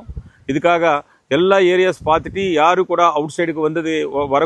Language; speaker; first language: Tamil; non-native, local second language; Telugu